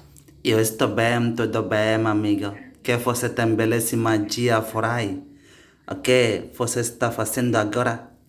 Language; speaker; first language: Portuguese; non-native, learner; Indonesian